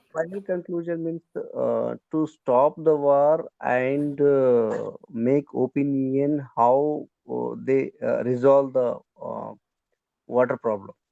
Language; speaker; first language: English; non-native, learner; Kannada